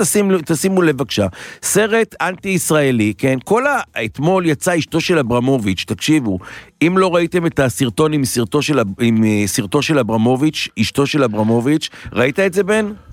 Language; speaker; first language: Hebrew; native; Hebrew